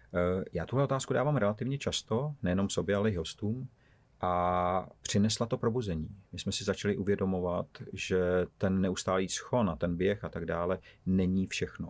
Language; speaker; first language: Czech; native; Czech